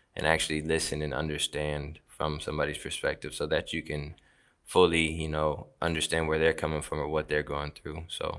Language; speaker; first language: English; native; English